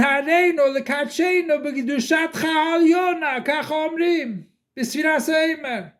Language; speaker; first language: Hebrew; non-native, fluent; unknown